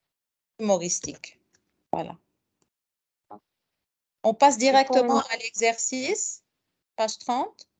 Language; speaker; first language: French; non-native, fluent; Arabic